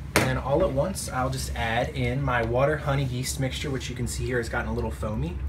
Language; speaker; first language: English; native; English